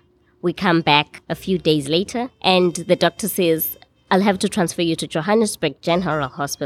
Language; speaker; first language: English; non-native, local second language; Xhosa